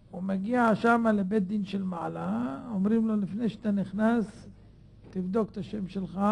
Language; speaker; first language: Hebrew; native; Hebrew